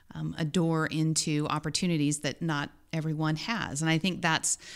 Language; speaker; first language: English; native; English